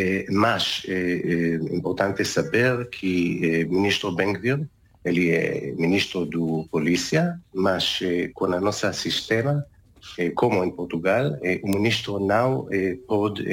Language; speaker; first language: Portuguese; non-native, learner; Hebrew